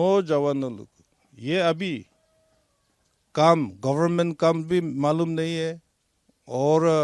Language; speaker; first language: Hindi; non-native, local second language; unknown